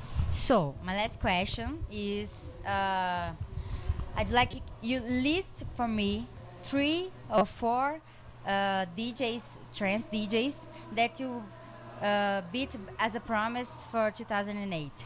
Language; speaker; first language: English; non-native, learner; Portuguese